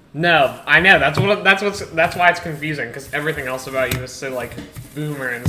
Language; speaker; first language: English; native; English